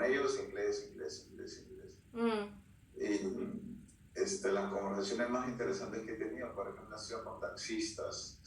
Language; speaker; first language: Spanish; early bilingual, heritage; Spanish